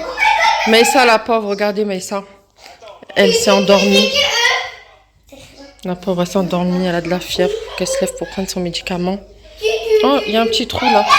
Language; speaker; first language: French; native; French